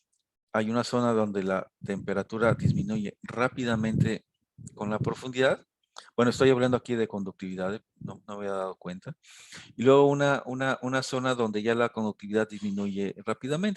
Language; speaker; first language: Spanish; native; Spanish